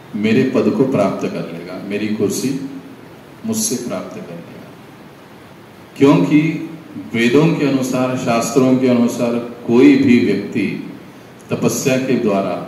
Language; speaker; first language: Hindi; non-native, local second language; Marathi